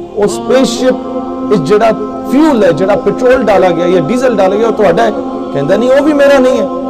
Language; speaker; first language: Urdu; non-native, local second language; Punjabi